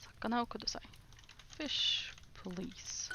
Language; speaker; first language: Japanese; non-native, learner; English